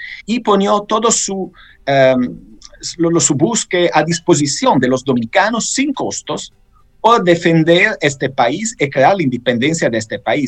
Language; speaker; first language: Spanish; non-native, fluent; Italian